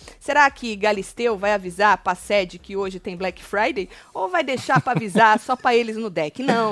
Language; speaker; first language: Portuguese; native; Portuguese